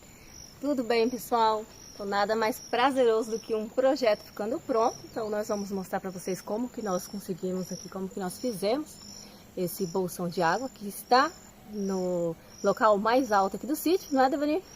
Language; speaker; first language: Portuguese; native; Portuguese